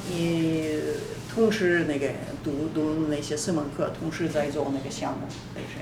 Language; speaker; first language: Chinese; non-native, fluent; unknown